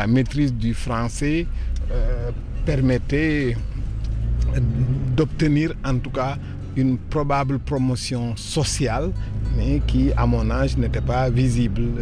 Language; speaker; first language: French; native; French